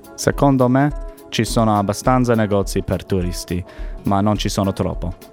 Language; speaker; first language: Italian; non-native, learner; English